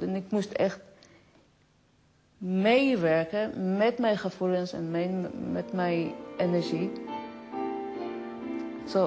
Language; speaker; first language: Dutch; non-native, fluent; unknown